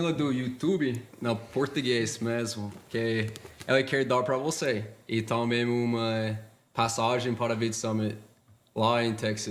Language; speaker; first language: Portuguese; non-native, fluent; English